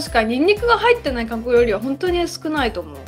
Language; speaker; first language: Japanese; native; Japanese